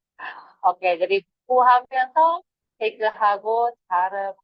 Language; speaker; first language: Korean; non-native, fluent; Indonesian